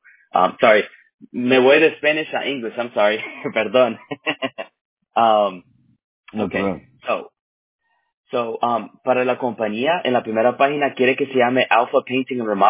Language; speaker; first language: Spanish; early bilingual, heritage; Spanish